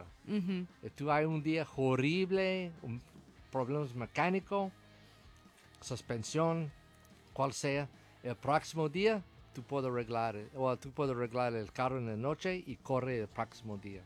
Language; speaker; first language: Spanish; non-native, learner; English